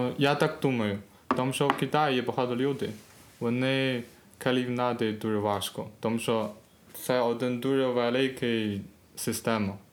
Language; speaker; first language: Ukrainian; non-native, learner; Chinese